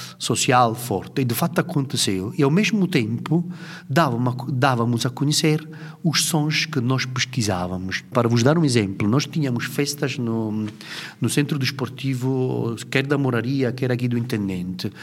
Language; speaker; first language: Portuguese; non-native, fluent; Italian